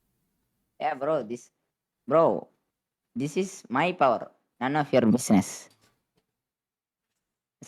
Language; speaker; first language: English; non-native, learner; Malayalam